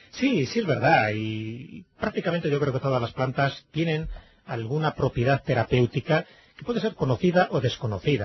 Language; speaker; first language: Spanish; native; Spanish